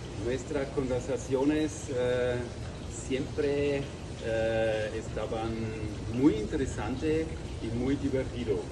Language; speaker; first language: Spanish; non-native, learner; German